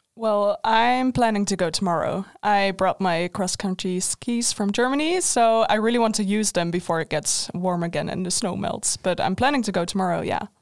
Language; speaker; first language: English; non-native, fluent; Dutch